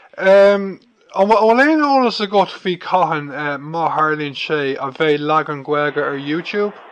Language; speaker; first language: Irish; non-native, local second language; English